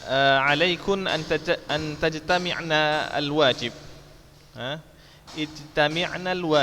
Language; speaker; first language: Arabic; non-native, fluent; Indonesian